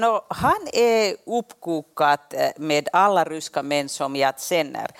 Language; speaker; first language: Swedish; non-native, local second language; Finnish